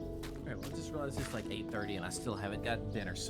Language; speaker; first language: English; native; English